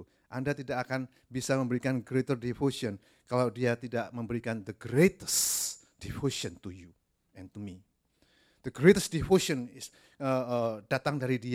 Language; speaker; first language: Indonesian; native; Indonesian